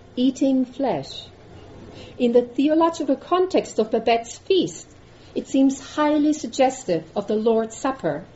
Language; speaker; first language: English; non-native, fluent; German